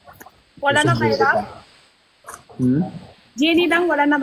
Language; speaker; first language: Filipino; non-native, learner; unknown